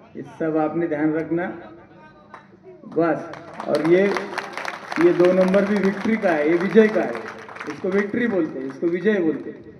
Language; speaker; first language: Hindi; non-native, local second language; Marathi